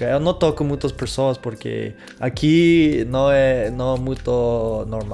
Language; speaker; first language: Portuguese; non-native, fluent; English